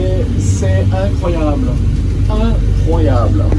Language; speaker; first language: French; native; French